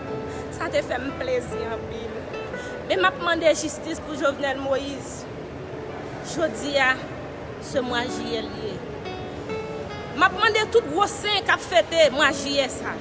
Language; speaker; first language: Haitian Creole; native; Haitian Creole